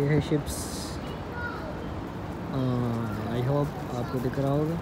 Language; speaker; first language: Urdu; native; Urdu